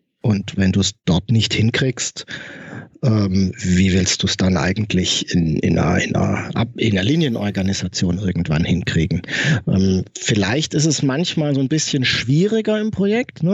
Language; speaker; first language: German; native; German